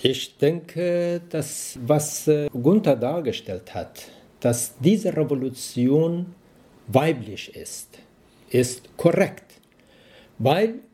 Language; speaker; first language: German; non-native, learner; Persian